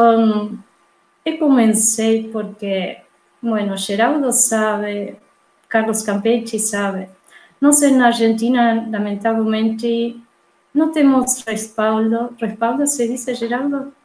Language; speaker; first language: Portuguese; non-native, fluent; Spanish